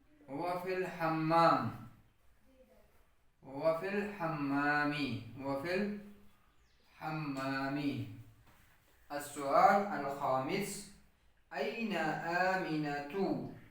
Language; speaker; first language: Arabic; non-native, fluent; Urdu